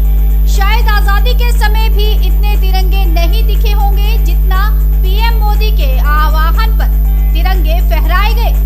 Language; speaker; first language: Hindi; native; Hindi